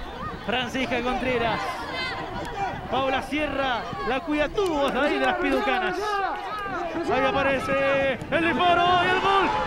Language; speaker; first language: Spanish; native; Spanish